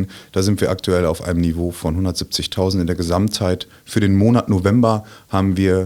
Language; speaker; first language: German; native; German